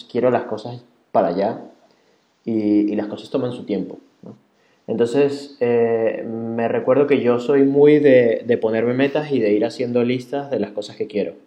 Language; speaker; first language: Spanish; native; Spanish